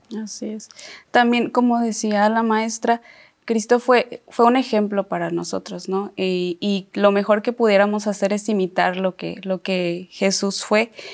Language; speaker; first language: Spanish; native; Spanish